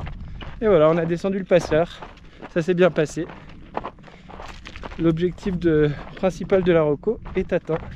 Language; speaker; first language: French; native; French